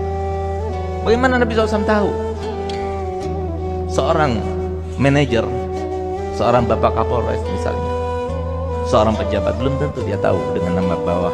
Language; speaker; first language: Indonesian; native; Indonesian